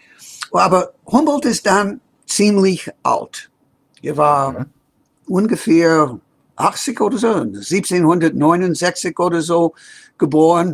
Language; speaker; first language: German; non-native, fluent; English